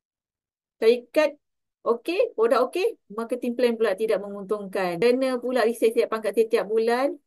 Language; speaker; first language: Malay; native; Malay